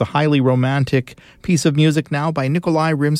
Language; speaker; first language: English; native; English